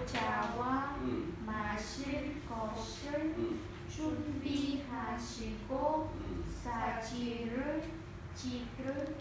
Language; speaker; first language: Korean; non-native, learner; Vietnamese